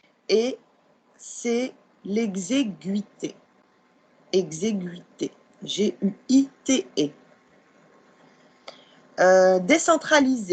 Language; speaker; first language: French; non-native, local second language; Arabic